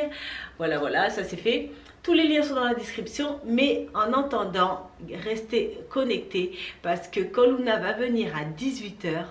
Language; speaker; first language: French; native; French